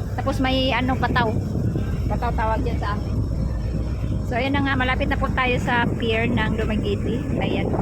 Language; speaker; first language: Filipino; non-native, local second language; Cebuano